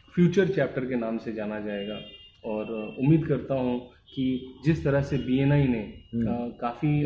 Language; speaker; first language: Hindi; non-native, local second language; Bangla